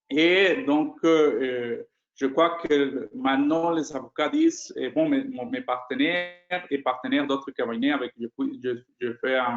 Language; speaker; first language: French; non-native, fluent; Spanish